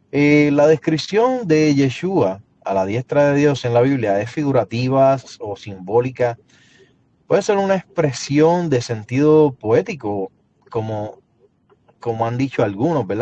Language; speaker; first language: Spanish; native; Spanish